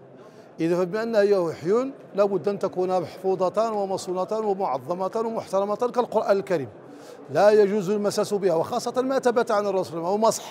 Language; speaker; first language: Arabic; native; Arabic